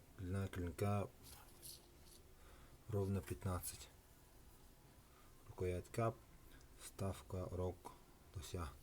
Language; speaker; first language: Russian; native; Russian